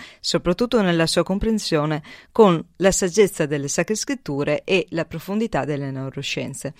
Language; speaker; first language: Italian; native; Italian